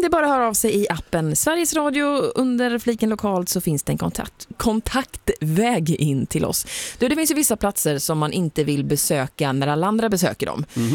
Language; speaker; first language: Swedish; native; Swedish